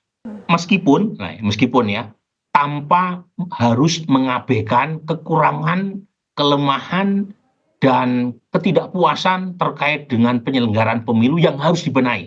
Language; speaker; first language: Indonesian; native; Indonesian